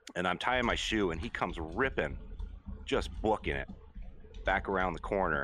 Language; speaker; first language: English; native; English